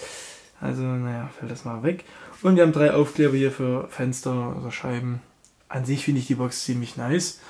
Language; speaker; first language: German; native; German